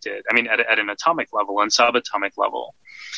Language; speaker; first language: English; native; English